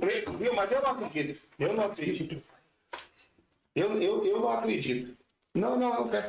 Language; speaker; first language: Portuguese; native; Portuguese